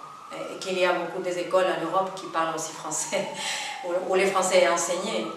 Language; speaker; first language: French; non-native, fluent; Spanish